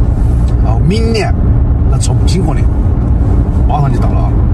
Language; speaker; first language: Chinese; native; Chinese